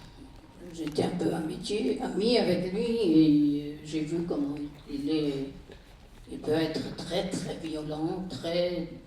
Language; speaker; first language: French; non-native, fluent; German